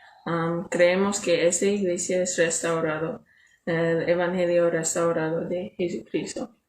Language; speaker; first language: Spanish; non-native, learner; English